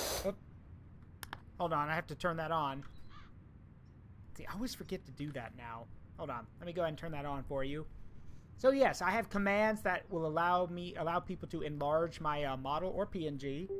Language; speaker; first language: English; native; English